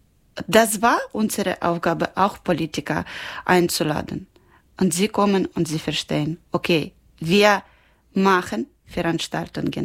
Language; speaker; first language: German; non-native, learner; Ukrainian